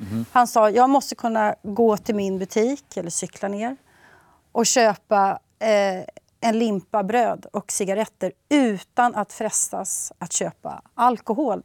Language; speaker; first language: Swedish; native; Swedish